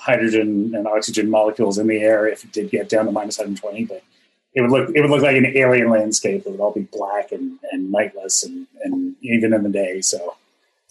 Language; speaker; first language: English; native; English